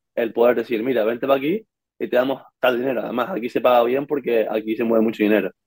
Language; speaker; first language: Spanish; native; Spanish